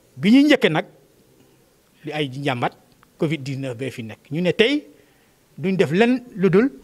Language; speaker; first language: Wolof; native; Wolof